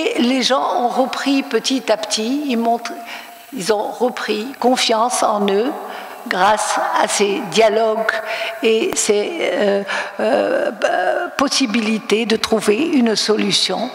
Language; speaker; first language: French; non-native, local second language; Arabic